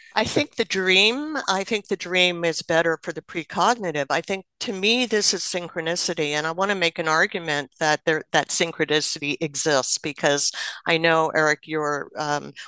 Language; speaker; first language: English; native; English